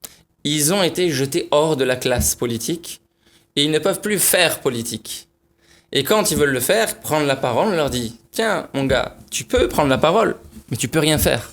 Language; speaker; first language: French; native; French